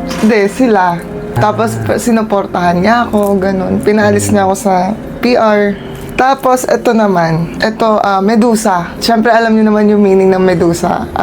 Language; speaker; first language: Filipino; non-native, local second language; Cebuano